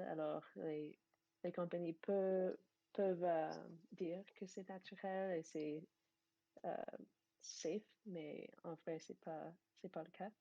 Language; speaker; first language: French; non-native, fluent; English